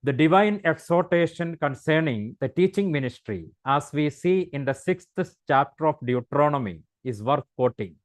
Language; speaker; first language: English; non-native, local second language; Malayalam